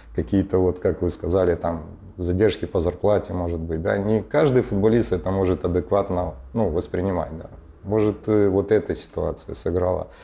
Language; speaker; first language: Russian; native; Russian